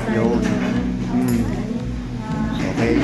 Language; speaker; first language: Filipino; native; Filipino